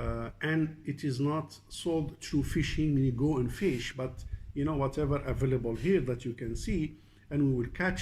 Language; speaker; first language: English; non-native, fluent; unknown